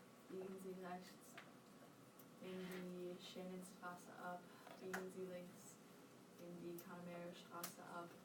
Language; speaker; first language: German; non-native, learner; English